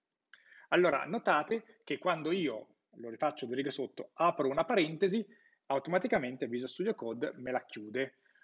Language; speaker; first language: Italian; native; Italian